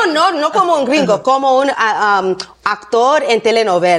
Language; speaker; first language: Spanish; non-native, learner; English